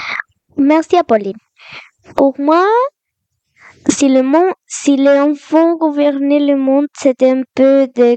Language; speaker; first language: French; non-native, learner; Spanish